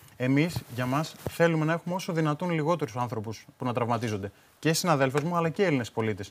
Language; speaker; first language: Greek; native; Greek